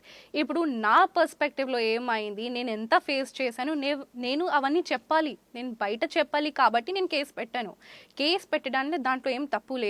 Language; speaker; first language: Telugu; non-native, fluent; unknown